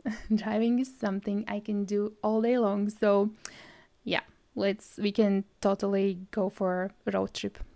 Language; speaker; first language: English; non-native, fluent; Latvian